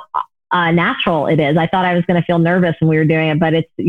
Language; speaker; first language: English; native; English